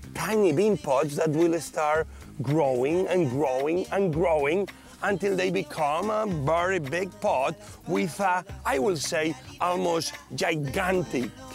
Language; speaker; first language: English; non-native, fluent; Spanish